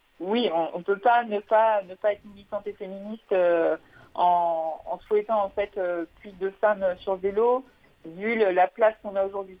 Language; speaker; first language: French; native; French